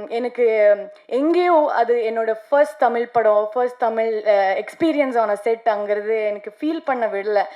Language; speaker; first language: Tamil; non-native, learner; Kannada